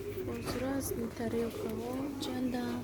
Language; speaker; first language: Russian; non-native, local second language; Tajik